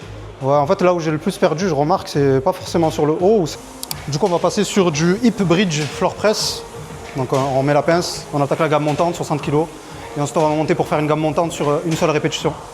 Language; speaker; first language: French; native; French